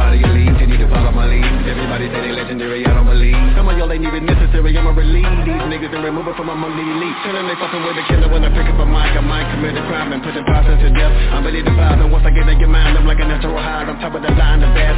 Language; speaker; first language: English; native; English